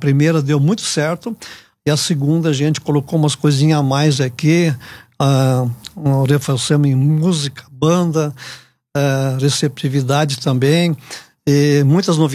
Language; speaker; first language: Portuguese; native; Portuguese